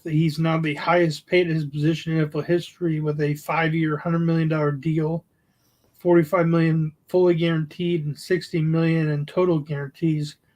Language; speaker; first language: English; native; English